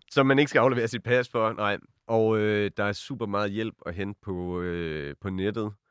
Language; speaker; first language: Danish; native; Danish